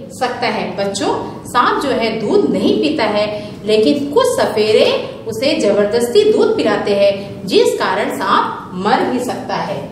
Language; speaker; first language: Hindi; native; Hindi